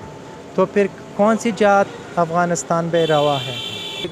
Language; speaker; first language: Hindi; non-native, learner; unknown